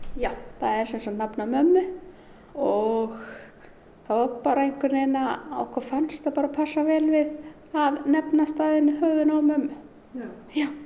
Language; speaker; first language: Icelandic; early bilingual, other home language; Amharic